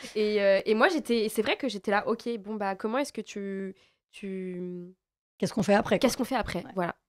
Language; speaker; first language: French; native; French